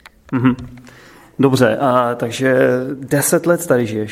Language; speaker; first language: Czech; native; Czech